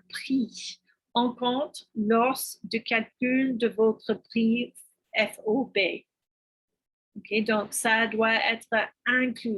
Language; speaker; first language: French; non-native, fluent; English